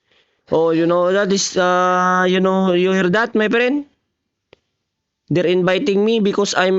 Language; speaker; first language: English; non-native, local second language; Filipino